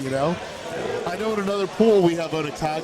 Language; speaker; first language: English; native; English